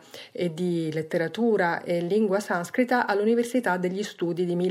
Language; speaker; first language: Italian; native; Italian